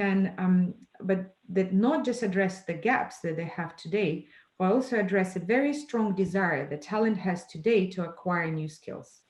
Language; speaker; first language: English; non-native, fluent; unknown